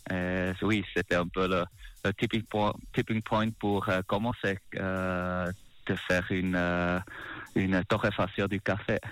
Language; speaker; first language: French; non-native, learner; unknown